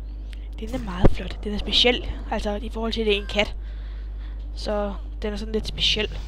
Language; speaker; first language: Danish; native; Danish